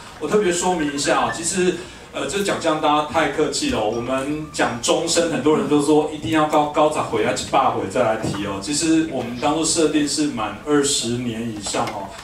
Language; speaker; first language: Chinese; native; Chinese